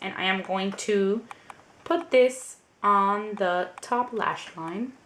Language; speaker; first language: English; native; English